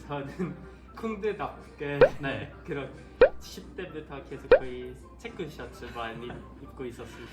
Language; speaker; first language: Korean; non-native, fluent; Swedish